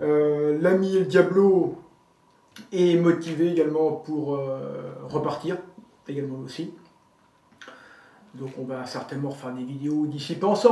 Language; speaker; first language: French; native; French